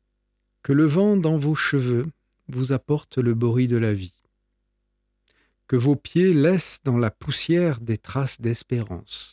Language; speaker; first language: French; native; French